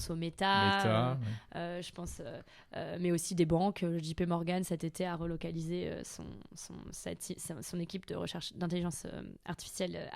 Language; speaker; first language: French; native; French